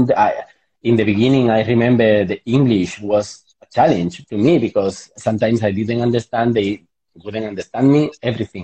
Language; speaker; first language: English; non-native, fluent; Spanish